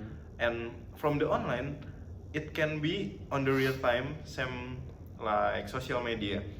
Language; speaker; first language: English; non-native, learner; Indonesian